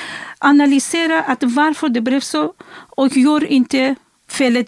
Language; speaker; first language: Swedish; non-native, fluent; Persian